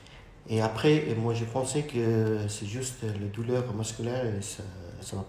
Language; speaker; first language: French; non-native, learner; Urdu